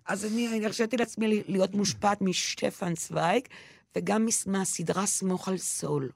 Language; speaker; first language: Hebrew; non-native, local second language; French